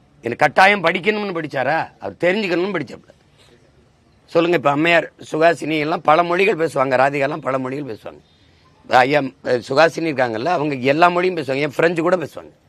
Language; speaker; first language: Tamil; native; Tamil